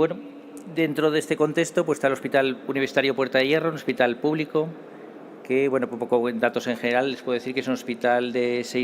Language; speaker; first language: Spanish; native; Spanish